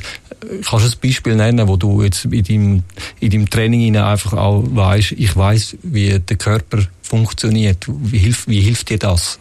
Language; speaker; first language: German; native; German